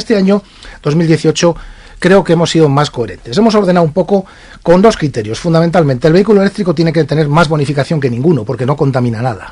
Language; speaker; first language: Spanish; native; Spanish